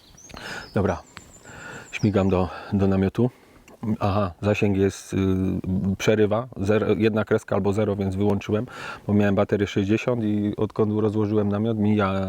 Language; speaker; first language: Polish; native; Polish